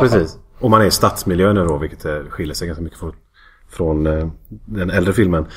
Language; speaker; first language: Swedish; native; Swedish